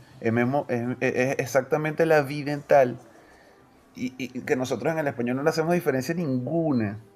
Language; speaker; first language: Spanish; native; Spanish